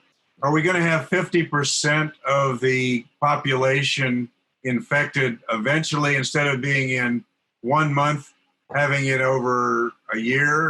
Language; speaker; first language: English; native; English